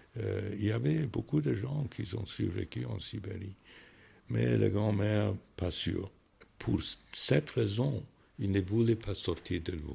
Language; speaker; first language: French; non-native, fluent; English